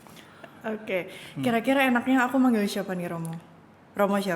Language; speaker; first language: Indonesian; native; Indonesian